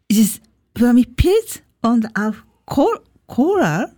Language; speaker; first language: German; non-native, learner; Japanese